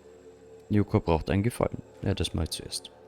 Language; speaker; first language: German; native; German